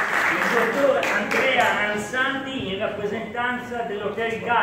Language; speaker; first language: Italian; native; Italian